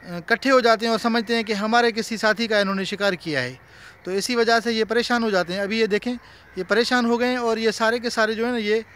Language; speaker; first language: Urdu; non-native, local second language; Sindhi